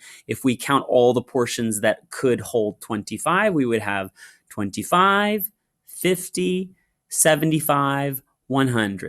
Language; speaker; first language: English; native; English